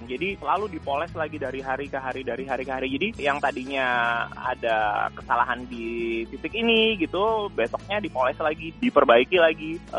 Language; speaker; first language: Indonesian; native; Indonesian